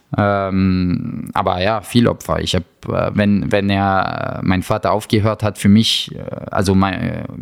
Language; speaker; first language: German; non-native, fluent; French